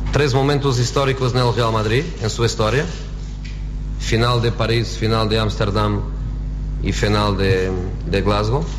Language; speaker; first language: Spanish; non-native, fluent; Portuguese